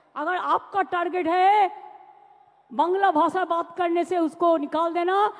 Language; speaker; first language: Hindi; non-native, local second language; Bangla